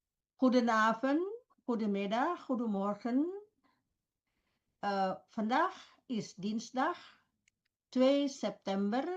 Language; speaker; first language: Dutch; non-native, fluent; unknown